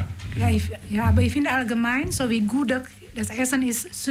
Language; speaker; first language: German; non-native, learner; Indonesian